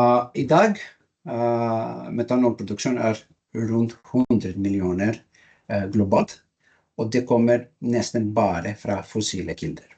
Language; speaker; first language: Norwegian; non-native, learner; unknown